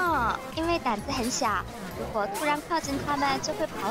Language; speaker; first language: Chinese; native; Chinese